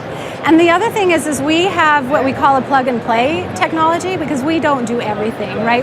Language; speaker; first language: English; native; English